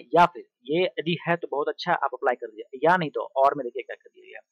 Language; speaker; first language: Hindi; native; Hindi